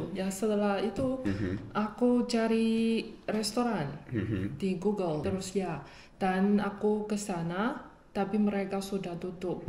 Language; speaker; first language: Indonesian; non-native, fluent; Chinese